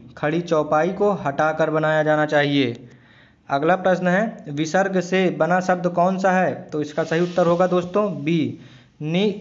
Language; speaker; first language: Hindi; native; Hindi